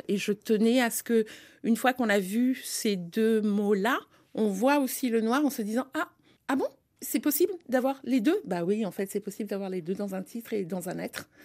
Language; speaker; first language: French; native; French